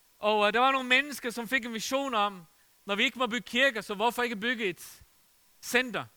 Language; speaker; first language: Danish; non-native, fluent; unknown